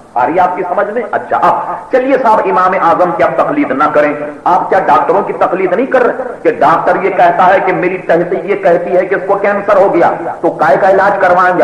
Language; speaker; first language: Urdu; native; Urdu